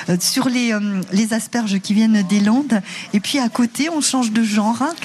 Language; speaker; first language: French; native; French